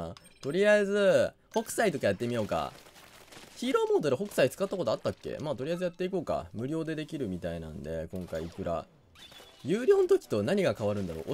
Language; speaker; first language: Japanese; native; Japanese